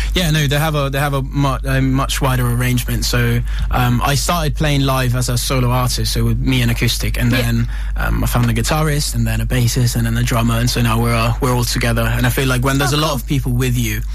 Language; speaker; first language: English; non-native, fluent; Italian